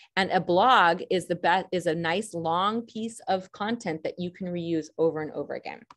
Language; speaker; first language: English; native; English